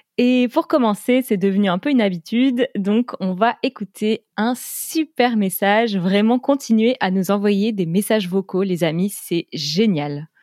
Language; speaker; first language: French; native; French